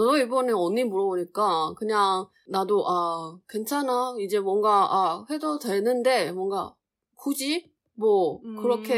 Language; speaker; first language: Korean; non-native, learner; Chinese